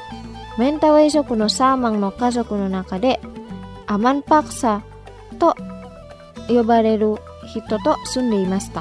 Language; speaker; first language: Japanese; non-native, fluent; Indonesian